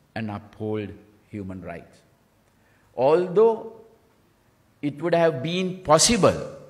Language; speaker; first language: English; non-native, local second language; Sinhala